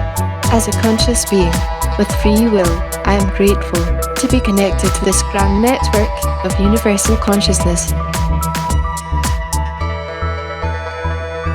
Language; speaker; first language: English; native; English